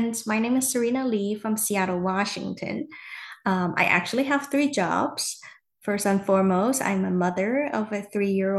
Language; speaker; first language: English; non-native, fluent; Chinese